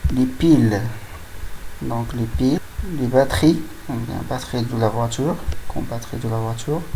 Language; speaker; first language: French; non-native, local second language; Arabic